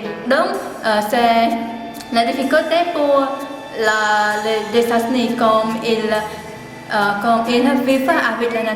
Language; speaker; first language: French; non-native, learner; Khmer